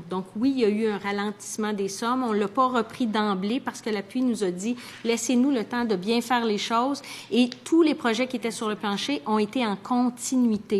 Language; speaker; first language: French; native; French